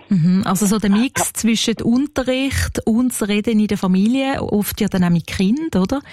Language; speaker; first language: German; native; German